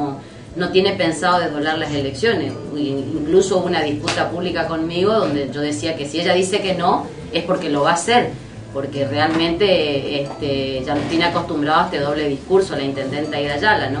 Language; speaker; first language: Spanish; native; Spanish